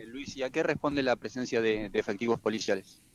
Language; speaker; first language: Spanish; native; Spanish